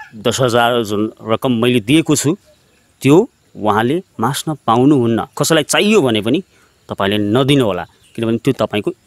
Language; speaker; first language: Nepali; native; Nepali